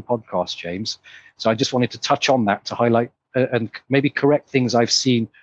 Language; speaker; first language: English; native; English